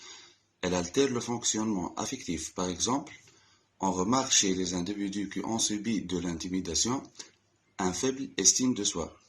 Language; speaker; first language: French; non-native, local second language; Arabic